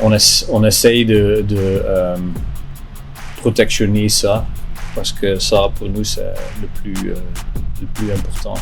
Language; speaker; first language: French; non-native, local second language; Dutch